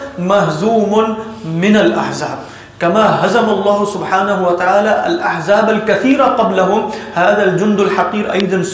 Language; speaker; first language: Urdu; native; Urdu